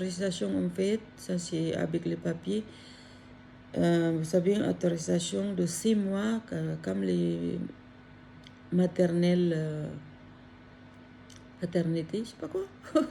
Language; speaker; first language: French; non-native, learner; Filipino